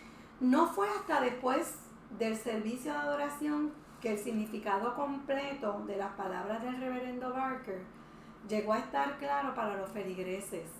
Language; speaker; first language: Spanish; native; Spanish